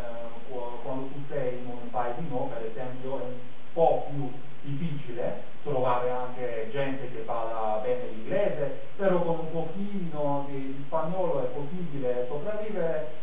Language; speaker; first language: Italian; non-native, fluent; German